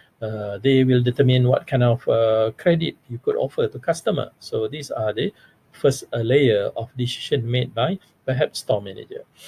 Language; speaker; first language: English; non-native, local second language; Malay